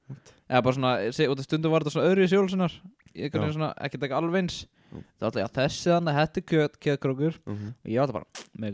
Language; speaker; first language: Icelandic; native; Icelandic